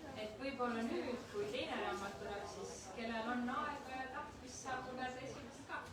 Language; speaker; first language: Estonian; native; Estonian